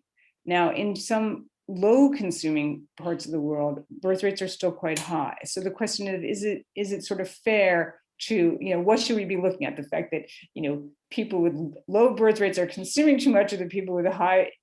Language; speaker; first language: English; native; English